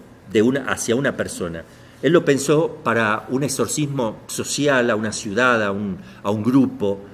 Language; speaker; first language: Spanish; native; Spanish